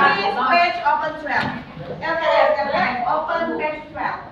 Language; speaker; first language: English; non-native, learner; Indonesian